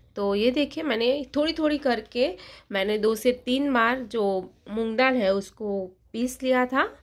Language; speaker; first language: Hindi; non-native, local second language; Gujarati